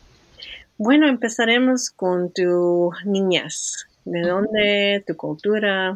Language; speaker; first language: Spanish; early bilingual, heritage; Spanish